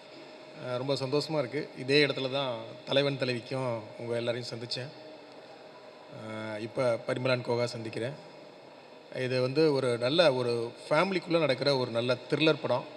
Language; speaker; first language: Tamil; native; Tamil